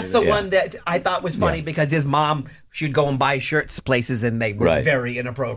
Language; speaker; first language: English; native; English